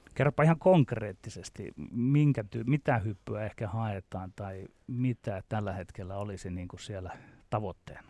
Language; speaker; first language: Finnish; native; Finnish